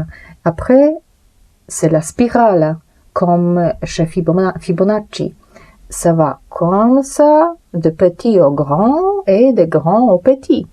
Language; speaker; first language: French; non-native, fluent; Polish